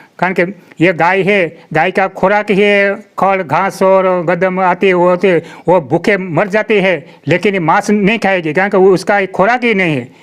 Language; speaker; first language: Hindi; non-native, local second language; Gujarati